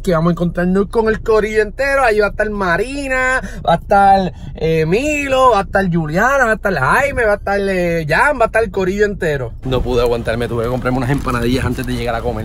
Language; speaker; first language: Spanish; native; Spanish